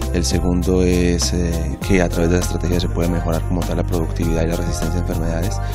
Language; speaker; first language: Spanish; non-native, fluent; French